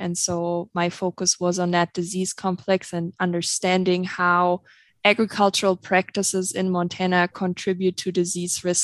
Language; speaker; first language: English; non-native, fluent; German